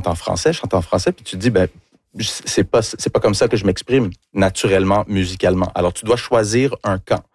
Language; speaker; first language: French; early bilingual, other home language; English